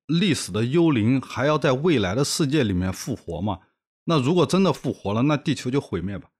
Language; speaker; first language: Chinese; native; Chinese